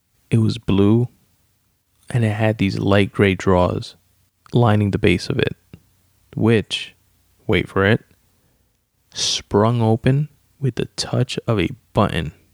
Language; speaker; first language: English; early bilingual, other home language; Spanish